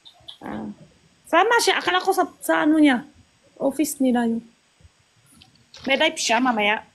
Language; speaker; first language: Filipino; non-native, learner; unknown